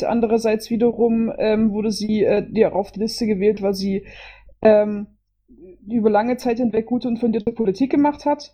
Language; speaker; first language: German; native; German